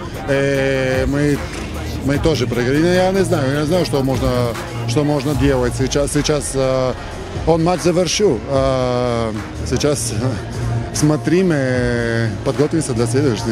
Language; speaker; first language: Russian; non-native, fluent; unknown